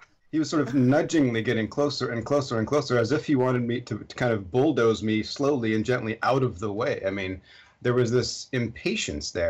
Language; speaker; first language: English; native; English